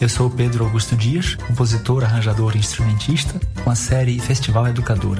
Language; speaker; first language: Portuguese; native; Portuguese